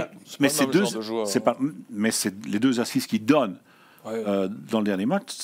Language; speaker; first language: French; native; French